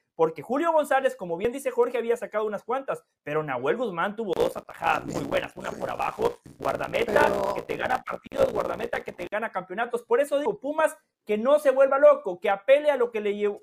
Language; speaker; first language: Spanish; native; Spanish